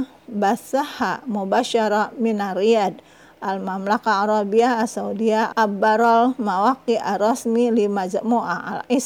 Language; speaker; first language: Arabic; non-native, fluent; Indonesian